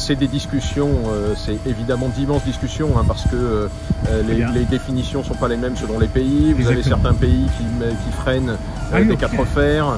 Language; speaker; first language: French; native; French